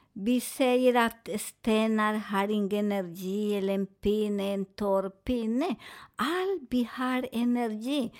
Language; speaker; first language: Swedish; non-native, fluent; Spanish